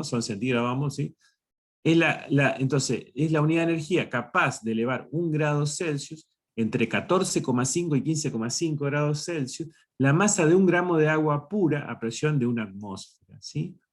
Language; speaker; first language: Spanish; native; Spanish